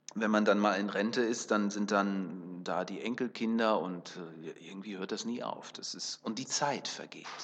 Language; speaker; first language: German; early bilingual, other home language; Russian